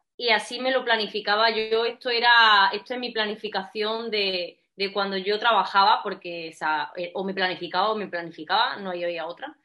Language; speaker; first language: Spanish; native; Spanish